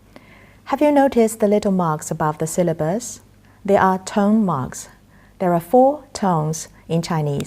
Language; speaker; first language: English; non-native, fluent; Chinese